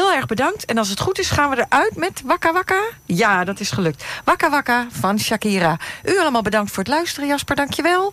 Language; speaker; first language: Dutch; native; Dutch